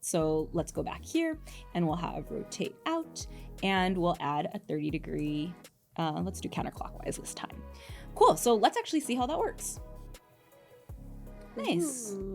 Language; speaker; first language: English; native; English